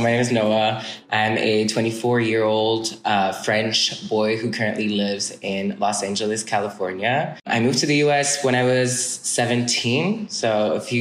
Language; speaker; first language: English; non-native, fluent; French